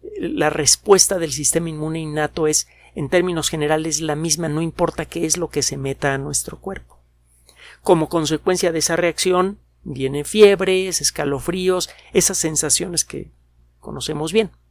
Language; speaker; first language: Spanish; native; Spanish